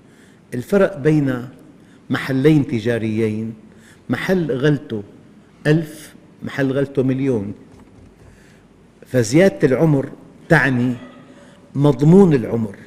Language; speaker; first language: Arabic; native; Arabic